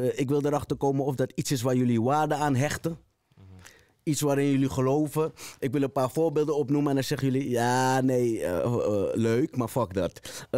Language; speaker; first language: Dutch; native; Dutch